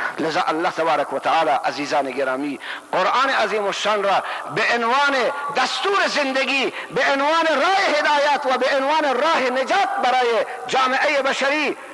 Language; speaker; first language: Persian; non-native, local second language; Baluchi